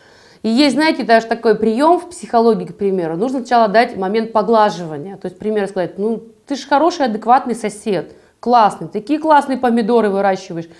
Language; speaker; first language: Russian; native; Russian